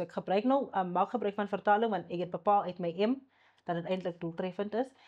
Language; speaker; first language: Afrikaans; non-native, local second language; Xhosa